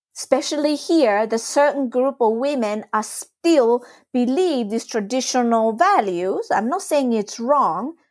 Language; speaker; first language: English; non-native, fluent; Japanese